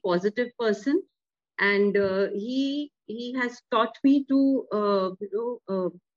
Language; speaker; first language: English; non-native, local second language; Hindi